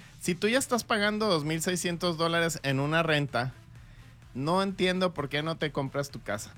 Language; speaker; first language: Spanish; native; Spanish